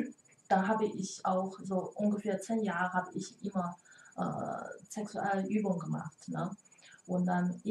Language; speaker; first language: German; non-native, learner; Chinese